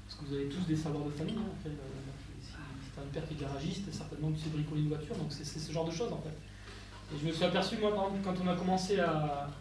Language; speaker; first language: French; native; French